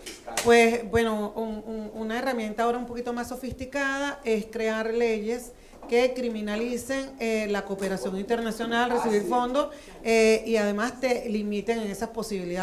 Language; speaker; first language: Spanish; native; Spanish